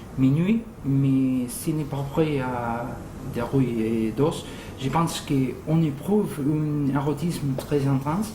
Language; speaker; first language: French; non-native, fluent; Spanish